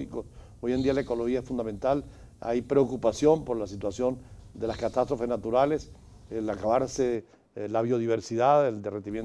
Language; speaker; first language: Spanish; native; Spanish